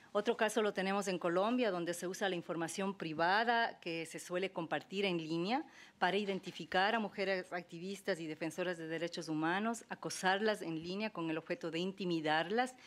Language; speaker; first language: Spanish; native; Spanish